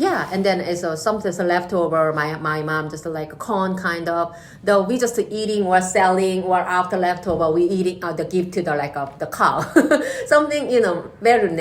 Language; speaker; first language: English; non-native, learner; Korean